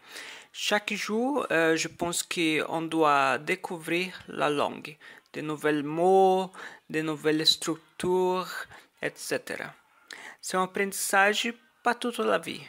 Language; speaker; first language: French; non-native, learner; Portuguese